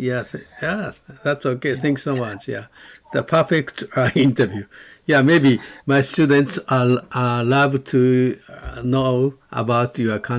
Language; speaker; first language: English; non-native, learner; Japanese